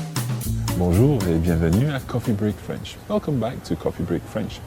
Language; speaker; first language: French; non-native, fluent; English